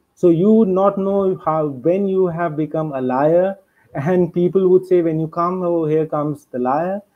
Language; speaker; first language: English; non-native, local second language; Hindi